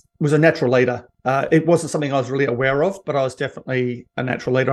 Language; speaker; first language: English; native; English